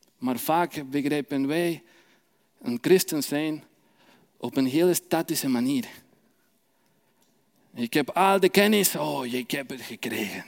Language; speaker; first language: Dutch; non-native, fluent; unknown